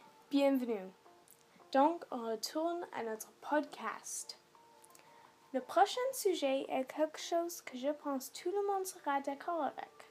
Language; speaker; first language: French; non-native, local second language; English